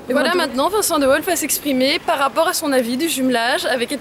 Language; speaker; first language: French; native; French